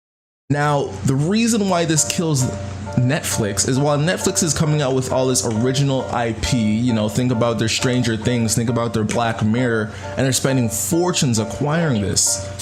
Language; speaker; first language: English; native; English